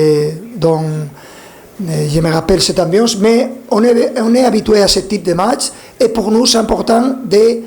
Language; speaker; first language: French; non-native, fluent; Spanish